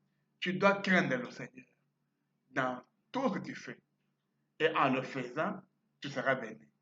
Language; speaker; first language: French; non-native, fluent; Portuguese